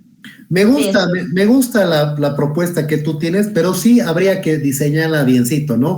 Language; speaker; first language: Spanish; native; Spanish